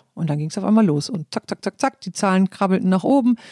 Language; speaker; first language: German; native; German